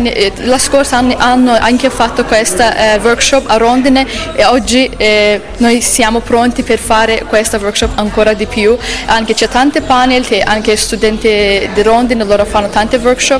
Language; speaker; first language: Italian; non-native, learner; Azerbaijani